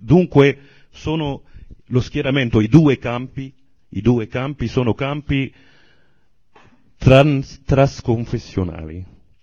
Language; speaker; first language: Italian; non-native, fluent; Arabic